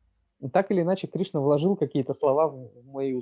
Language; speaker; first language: Russian; native; Russian